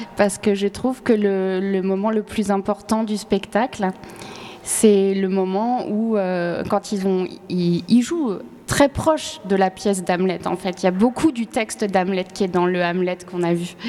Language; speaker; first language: French; native; French